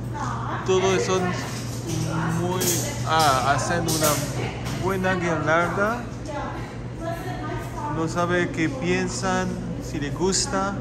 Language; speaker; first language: Spanish; non-native, learner; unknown